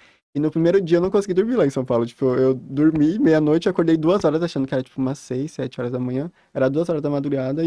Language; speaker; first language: Portuguese; native; Portuguese